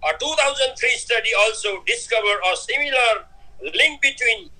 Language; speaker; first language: English; non-native, local second language; Nepali